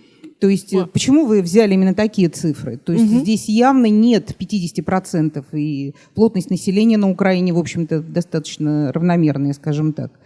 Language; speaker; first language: Russian; native; Russian